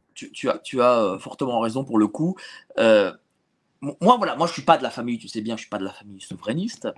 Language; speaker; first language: French; native; French